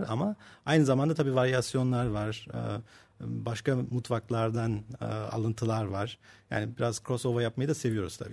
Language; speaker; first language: Turkish; early bilingual, heritage; Turkish